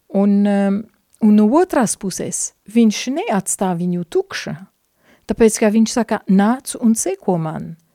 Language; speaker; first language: Latvian; non-native, fluent; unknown